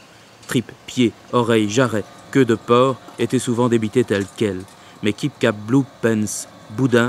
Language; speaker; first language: French; native; French